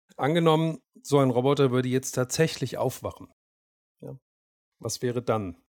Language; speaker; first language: German; native; German